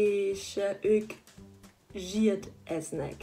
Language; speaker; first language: Hungarian; non-native, learner; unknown